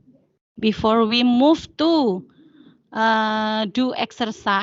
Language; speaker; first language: English; non-native, learner; Indonesian